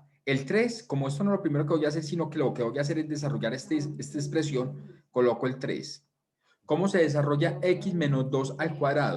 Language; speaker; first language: Spanish; native; Spanish